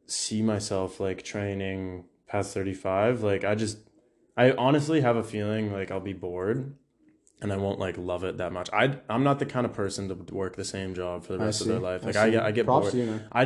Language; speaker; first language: English; native; English